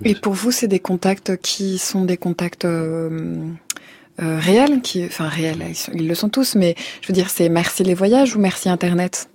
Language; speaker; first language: French; native; French